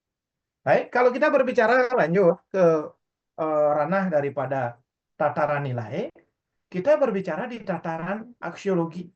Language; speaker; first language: Indonesian; non-native, local second language; Balinese